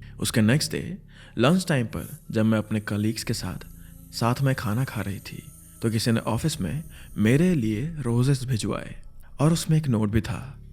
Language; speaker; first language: Hindi; native; Hindi